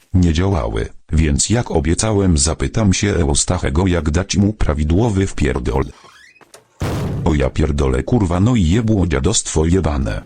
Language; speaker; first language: Polish; native; Polish